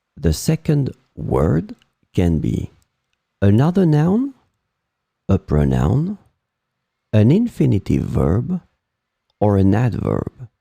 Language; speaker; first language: English; non-native, fluent; French